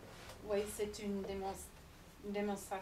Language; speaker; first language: French; non-native, fluent; English